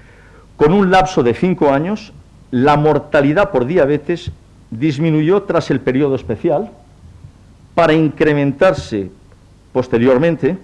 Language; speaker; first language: Spanish; native; Spanish